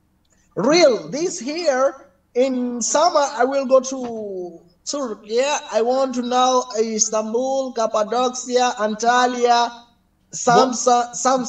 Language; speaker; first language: English; non-native, learner; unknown